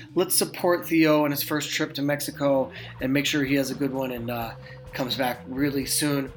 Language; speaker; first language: English; native; English